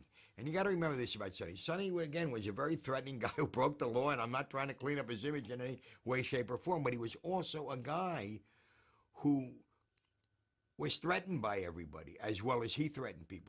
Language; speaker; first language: English; native; English